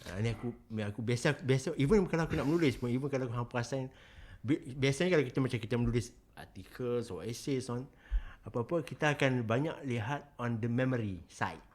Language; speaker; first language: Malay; native; Malay